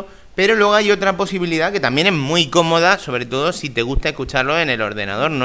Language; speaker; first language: Spanish; native; Spanish